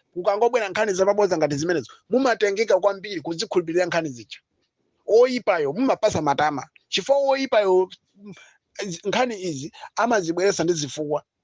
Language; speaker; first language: Nyanja; native; Nyanja